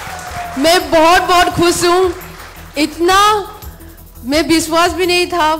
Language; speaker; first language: Hindi; non-native, local second language; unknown